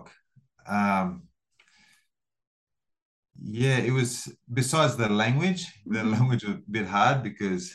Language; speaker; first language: English; early bilingual, other home language; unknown